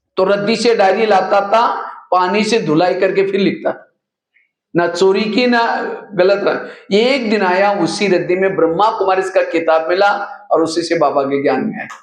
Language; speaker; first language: Hindi; non-native, local second language; Marathi